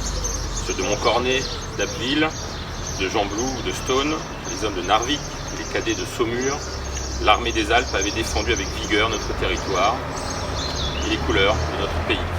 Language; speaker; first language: French; native; French